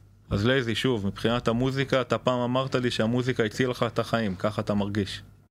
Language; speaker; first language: Hebrew; native; Hebrew